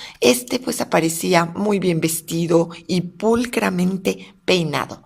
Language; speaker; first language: Spanish; native; Spanish